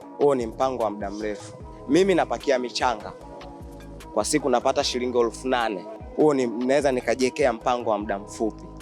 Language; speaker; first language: Swahili; native; Swahili